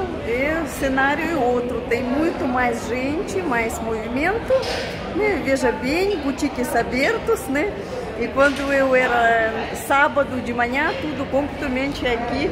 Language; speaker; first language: Portuguese; non-native, fluent; Russian